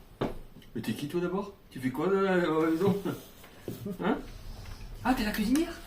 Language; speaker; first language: French; native; French